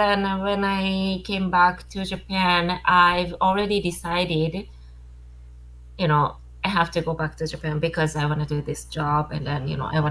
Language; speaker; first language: English; non-native, learner; Japanese